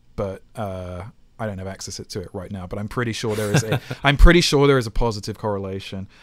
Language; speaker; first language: English; native; English